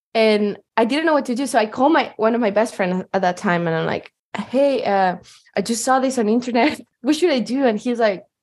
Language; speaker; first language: English; non-native, fluent; Spanish